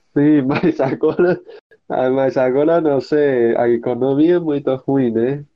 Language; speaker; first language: Portuguese; non-native, learner; Cantonese